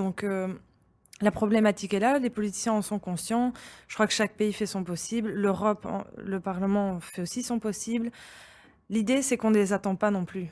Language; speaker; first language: French; native; French